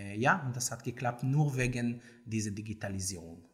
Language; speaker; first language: German; non-native, learner; Hebrew